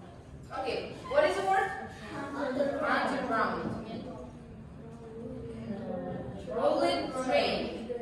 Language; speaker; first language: English; non-native, learner; Kazakh